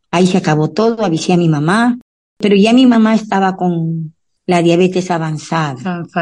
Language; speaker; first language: Spanish; native; Spanish